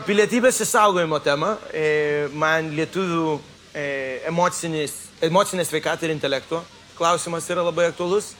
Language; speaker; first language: Lithuanian; early bilingual, heritage; Spanish